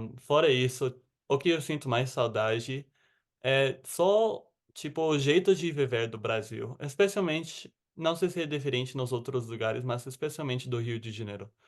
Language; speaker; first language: Portuguese; non-native, fluent; English